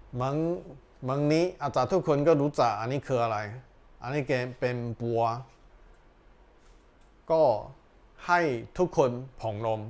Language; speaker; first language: Thai; non-native, learner; Chinese